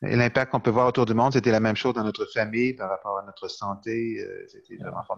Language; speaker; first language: French; native; French